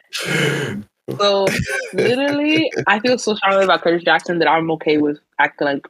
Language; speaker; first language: English; native; English